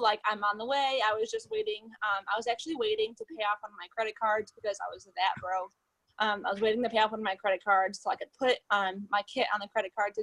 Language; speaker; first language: English; native; English